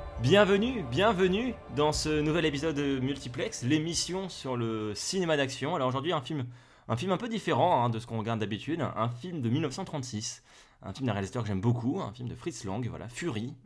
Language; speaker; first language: French; native; French